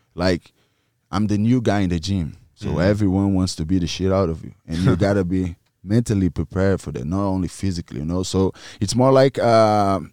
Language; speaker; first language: English; non-native, fluent; Portuguese